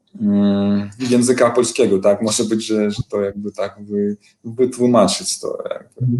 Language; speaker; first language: Polish; non-native, learner; Belarusian